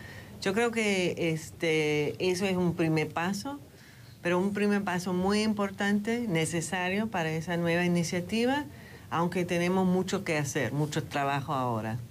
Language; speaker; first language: Spanish; non-native, fluent; English